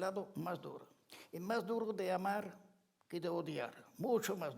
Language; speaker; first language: Spanish; non-native, fluent; Ladino